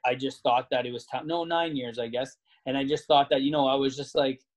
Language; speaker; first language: English; native; English